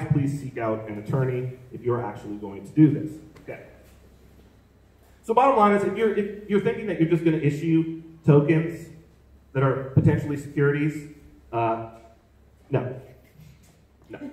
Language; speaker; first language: English; native; English